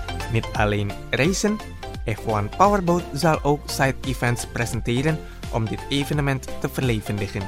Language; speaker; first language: Dutch; non-native, fluent; Indonesian